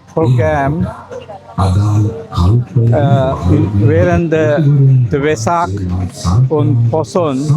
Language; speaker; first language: German; non-native, learner; Sinhala